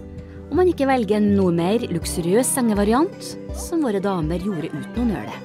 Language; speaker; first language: Norwegian; native; Norwegian